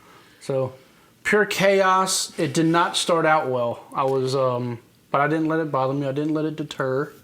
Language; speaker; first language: English; native; English